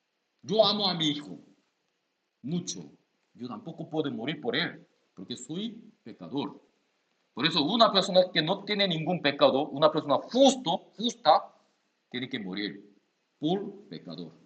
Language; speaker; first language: Spanish; non-native, learner; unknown